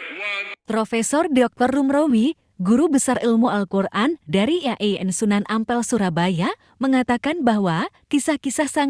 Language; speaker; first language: Indonesian; native; Indonesian